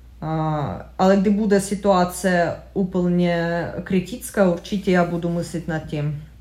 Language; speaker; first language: Czech; non-native, learner; Russian